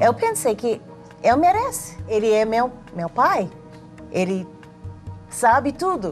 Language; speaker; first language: Portuguese; non-native, learner; English